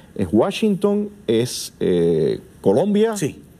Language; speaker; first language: Spanish; native; Spanish